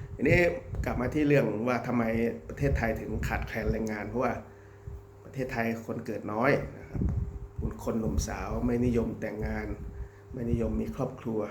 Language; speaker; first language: Thai; native; Thai